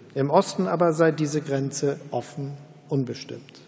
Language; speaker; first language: German; native; German